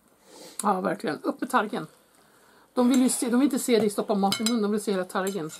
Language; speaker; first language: Swedish; native; Swedish